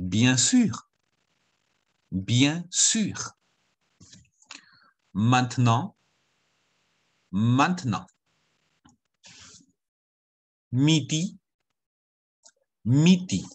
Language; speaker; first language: French; non-native, fluent; Chinese